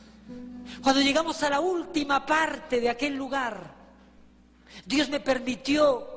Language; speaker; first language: Spanish; native; Spanish